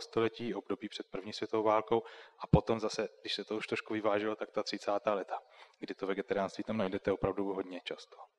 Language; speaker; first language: Czech; native; Czech